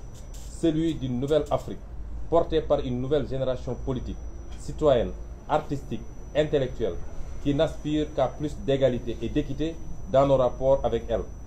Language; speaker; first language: French; non-native, local second language; Wolof